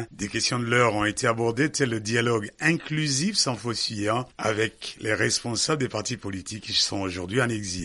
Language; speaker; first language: French; non-native, local second language; Rundi